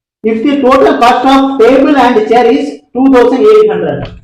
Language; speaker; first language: English; non-native, local second language; Tamil